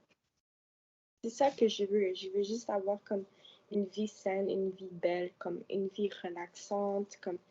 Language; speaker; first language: French; non-native, local second language; English